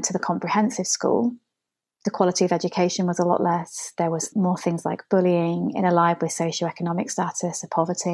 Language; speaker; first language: English; native; English